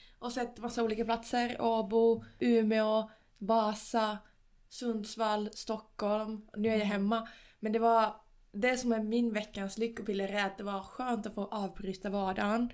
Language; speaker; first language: Swedish; non-native, fluent; Finnish